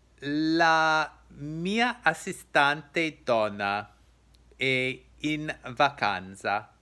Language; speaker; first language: Italian; non-native, learner; English